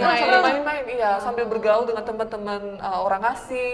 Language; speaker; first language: Indonesian; early bilingual, other home language; Korean